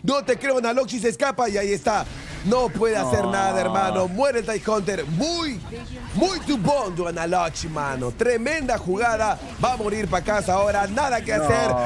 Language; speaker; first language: Spanish; native; Spanish